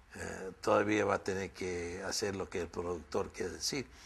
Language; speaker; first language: Spanish; early bilingual, other home language; English